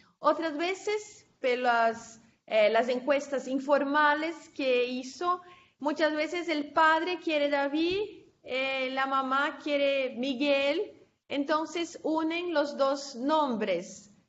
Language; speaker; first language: Spanish; non-native, fluent; Portuguese